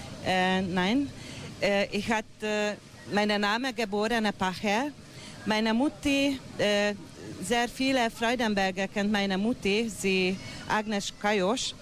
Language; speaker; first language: German; non-native, local second language; Hungarian